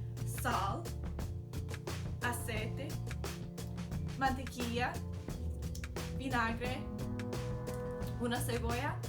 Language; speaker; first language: Spanish; non-native, fluent; English